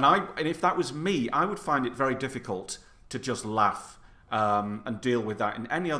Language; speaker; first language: English; native; English